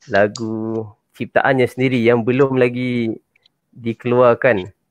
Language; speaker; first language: Malay; native; Malay